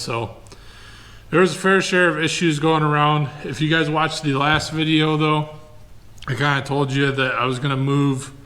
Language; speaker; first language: English; native; English